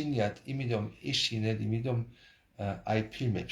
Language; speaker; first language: Georgian; early bilingual, heritage; Georgian